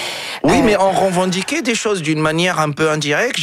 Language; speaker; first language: French; non-native, local second language; Arabic